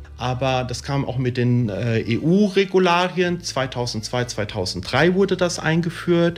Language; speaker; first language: German; early bilingual, other home language; Italian